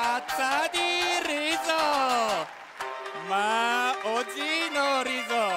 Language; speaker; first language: Italian; non-native, learner; Japanese